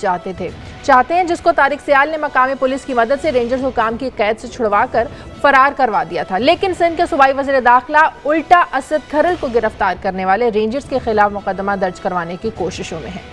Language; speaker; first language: Urdu; native; Urdu